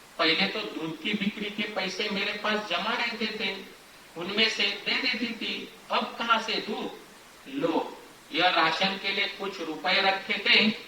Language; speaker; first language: Hindi; non-native, local second language; Marathi